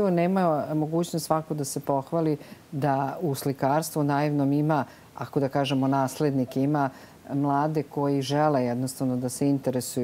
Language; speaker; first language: Serbian; native; Serbian